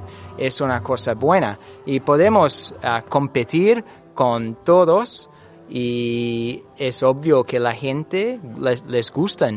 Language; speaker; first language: Spanish; non-native, learner; English